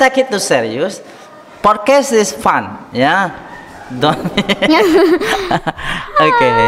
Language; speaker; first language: English; non-native, fluent; Indonesian